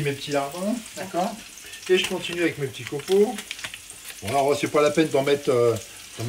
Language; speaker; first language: French; native; French